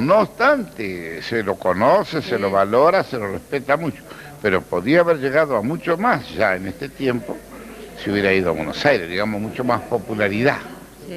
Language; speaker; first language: Spanish; native; Spanish